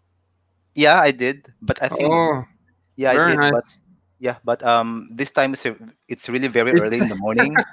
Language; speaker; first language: English; non-native, local second language; Cebuano